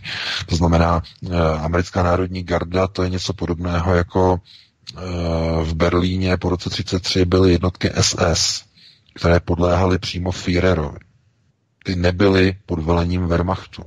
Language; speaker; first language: Czech; native; Czech